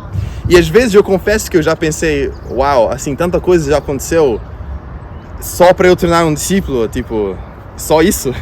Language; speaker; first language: Portuguese; non-native, fluent; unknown